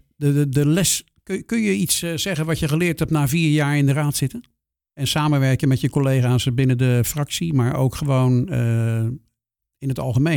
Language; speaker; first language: Dutch; native; Dutch